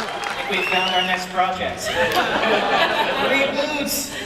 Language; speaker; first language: English; native; English